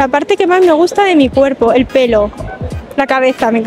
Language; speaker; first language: Spanish; native; Spanish